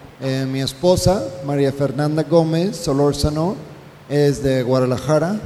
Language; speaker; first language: Spanish; non-native, fluent; English